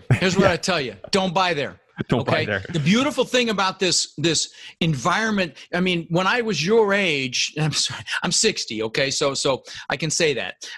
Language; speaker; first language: English; early bilingual, other home language; Dutch